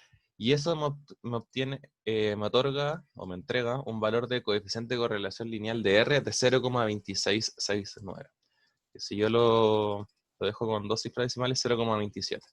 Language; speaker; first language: Spanish; native; Spanish